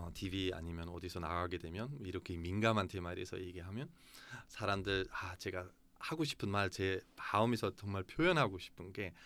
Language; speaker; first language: Korean; non-native, fluent; German